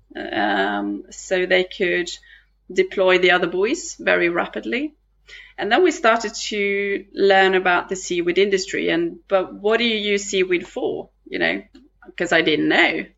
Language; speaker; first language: English; non-native, fluent; Norwegian